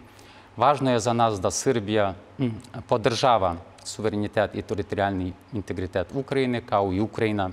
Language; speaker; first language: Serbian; non-native, fluent; Ukrainian